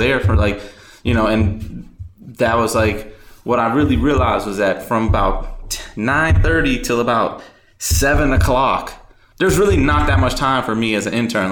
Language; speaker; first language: English; native; English